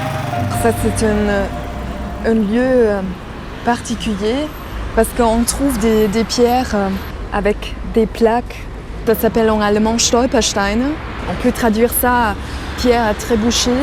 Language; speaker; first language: French; non-native, fluent; German